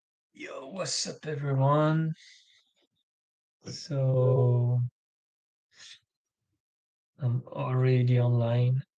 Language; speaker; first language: English; non-native, learner; French